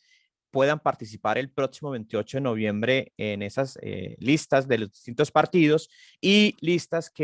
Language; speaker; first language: Spanish; native; Spanish